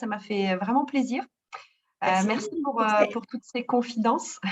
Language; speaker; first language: French; native; French